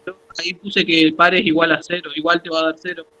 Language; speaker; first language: Spanish; native; Spanish